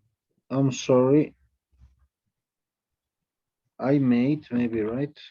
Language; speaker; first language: English; non-native, fluent; Spanish